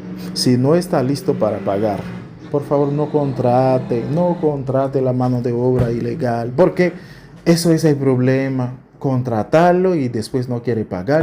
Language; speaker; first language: Spanish; non-native, fluent; Haitian Creole